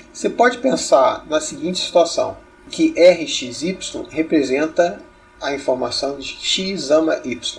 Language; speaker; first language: Portuguese; native; Portuguese